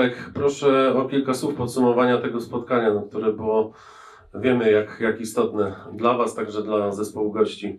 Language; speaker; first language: Polish; native; Polish